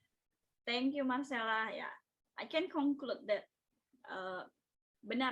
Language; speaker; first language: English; non-native, local second language; Indonesian